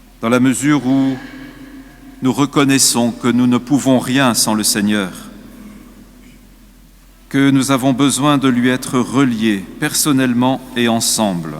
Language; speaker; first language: French; native; French